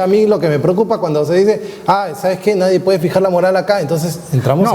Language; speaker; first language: Spanish; native; Spanish